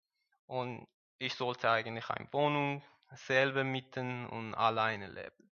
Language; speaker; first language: German; non-native, learner; Persian